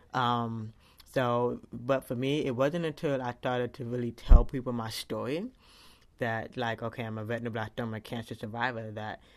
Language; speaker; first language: English; native; English